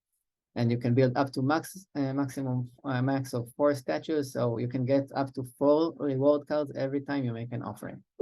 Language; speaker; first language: English; non-native, fluent; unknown